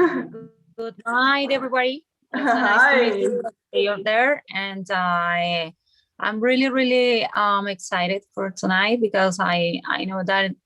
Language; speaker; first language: English; non-native, learner; Spanish